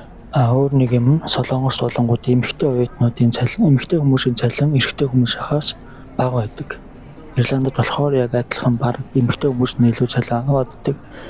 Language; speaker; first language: Mongolian; native; Mongolian